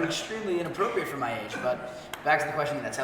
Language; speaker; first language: English; native; English